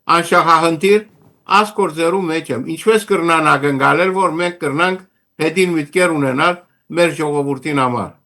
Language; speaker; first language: Armenian; early bilingual, heritage; Armenian